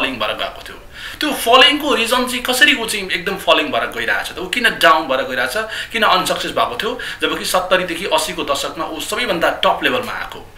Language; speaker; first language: Nepali; native; Nepali